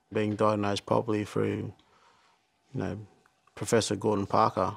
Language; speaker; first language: English; native; English